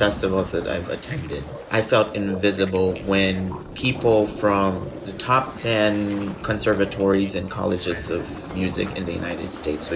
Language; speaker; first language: English; non-native, local second language; Filipino